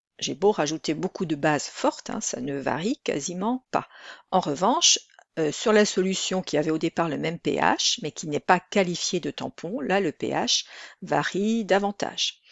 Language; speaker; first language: French; native; French